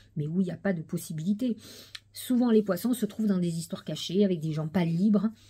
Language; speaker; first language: French; native; French